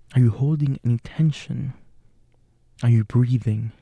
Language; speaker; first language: English; non-native, fluent; Spanish